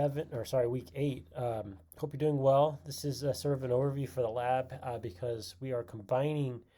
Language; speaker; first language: English; native; English